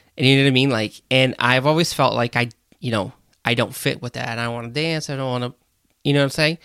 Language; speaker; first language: English; non-native, fluent; Portuguese